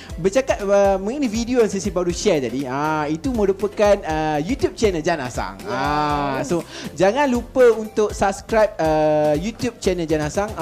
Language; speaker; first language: Malay; native; Malay